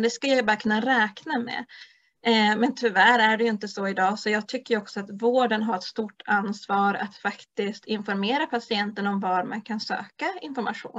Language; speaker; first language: Swedish; native; Swedish